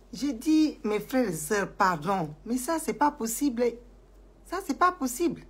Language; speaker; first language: French; non-native, local second language; Wolof